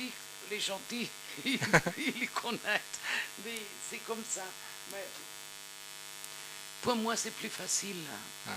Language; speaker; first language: French; non-native, fluent; German